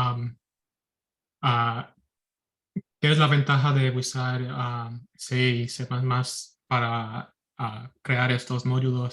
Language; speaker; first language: Spanish; early bilingual, heritage; Spanish